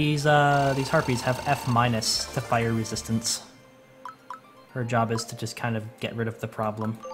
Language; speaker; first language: English; native; English